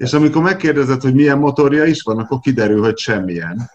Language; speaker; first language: Hungarian; native; Hungarian